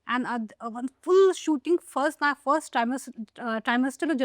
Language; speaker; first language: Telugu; non-native, local second language; Hindi